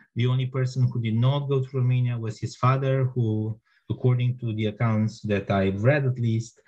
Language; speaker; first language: English; non-native, fluent; Romanian